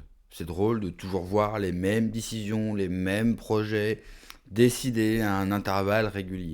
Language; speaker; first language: French; native; French